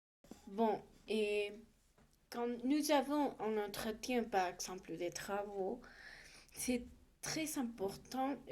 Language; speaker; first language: French; non-native, learner; Spanish